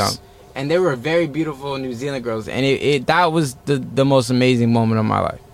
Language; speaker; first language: English; native; English